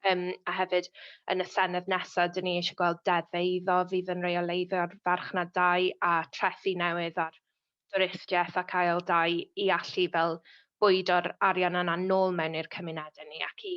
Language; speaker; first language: Welsh; native; Welsh